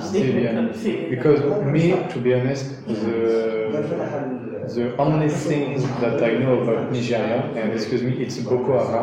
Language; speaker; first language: English; non-native, learner; French